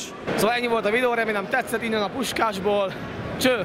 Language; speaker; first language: Hungarian; native; Hungarian